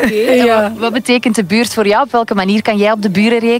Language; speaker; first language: Dutch; native; Dutch